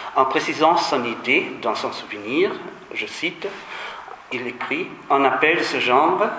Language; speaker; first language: French; non-native, fluent; German